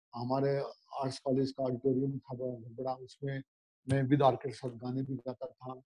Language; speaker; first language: Hindi; native; Hindi